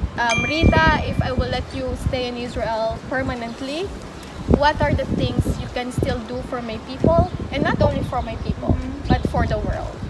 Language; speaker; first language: English; non-native, fluent; Filipino